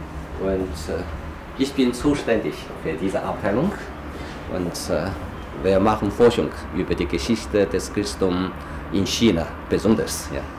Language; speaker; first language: German; non-native, fluent; Chinese